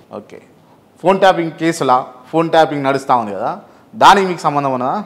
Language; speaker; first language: Telugu; native; Telugu